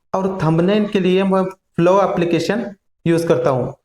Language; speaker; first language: Hindi; non-native, local second language; Kannada